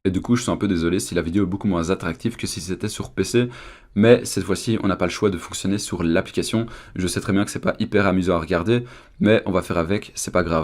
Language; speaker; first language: French; native; French